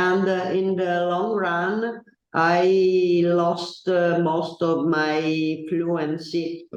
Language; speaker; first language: English; non-native, learner; Italian